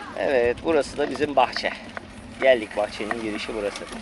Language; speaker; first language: Turkish; early bilingual, heritage; Turkish